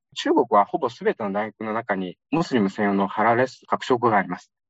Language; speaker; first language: Japanese; non-native, fluent; Uyghur